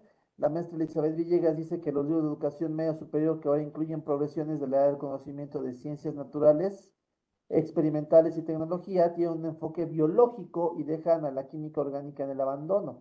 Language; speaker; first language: Spanish; native; Spanish